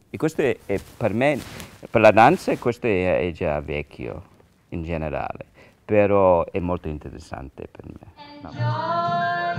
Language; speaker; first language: Italian; non-native, learner; English